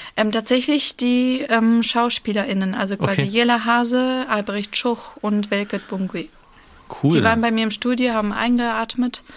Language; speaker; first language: German; early bilingual, other home language; Russian